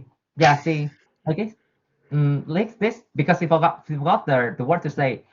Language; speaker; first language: English; non-native, learner; Vietnamese